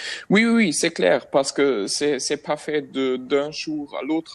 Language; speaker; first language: French; non-native, fluent; German